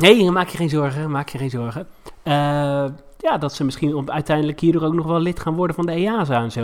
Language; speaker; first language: Dutch; native; Dutch